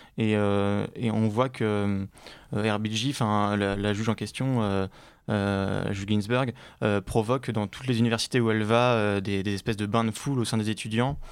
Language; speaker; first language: French; native; French